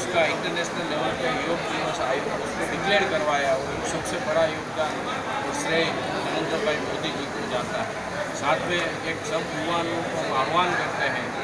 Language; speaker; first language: Hindi; non-native, local second language; Gujarati